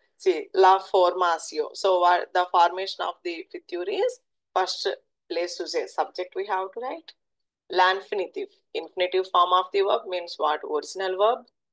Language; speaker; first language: English; non-native, local second language; Telugu